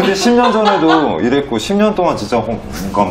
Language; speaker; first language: Korean; early bilingual, heritage; Korean